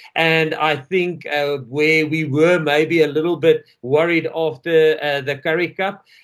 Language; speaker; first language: English; non-native, local second language; Afrikaans